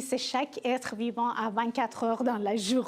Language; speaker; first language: French; non-native, fluent; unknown